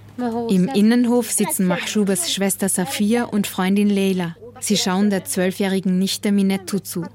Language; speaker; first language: German; native; German